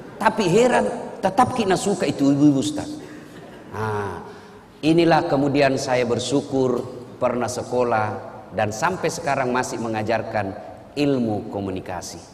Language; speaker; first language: Indonesian; non-native, local second language; Buginese